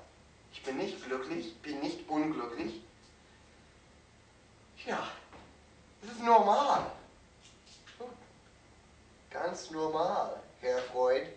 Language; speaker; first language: German; non-native, fluent; English